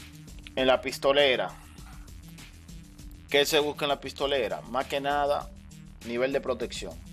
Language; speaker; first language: Spanish; native; Spanish